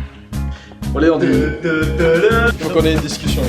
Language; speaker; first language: French; native; French